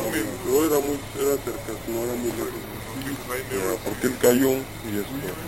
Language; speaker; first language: Spanish; non-native, learner; English